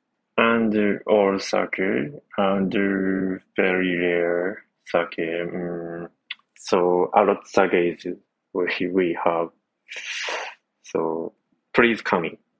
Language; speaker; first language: English; non-native, learner; Japanese